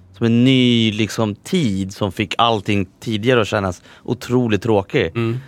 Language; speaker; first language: Swedish; early bilingual, other home language; Spanish